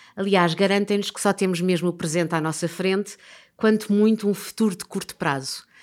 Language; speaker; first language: Portuguese; native; Portuguese